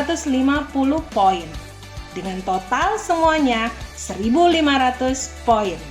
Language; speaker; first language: Indonesian; native; Indonesian